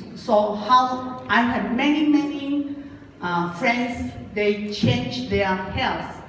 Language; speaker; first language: English; non-native, learner; Japanese